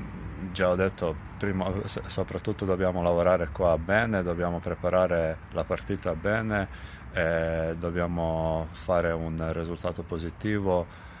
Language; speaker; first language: Italian; non-native, fluent; Serbian